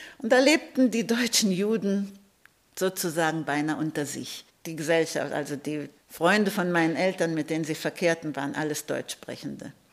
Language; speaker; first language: German; early bilingual, heritage; Hebrew